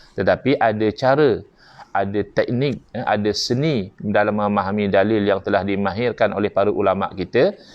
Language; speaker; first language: Malay; native; Malay